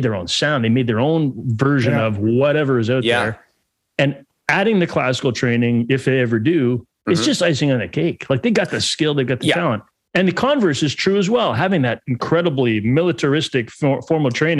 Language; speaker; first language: English; native; English